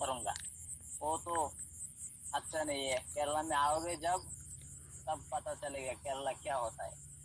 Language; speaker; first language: Hindi; non-native, local second language; Bangla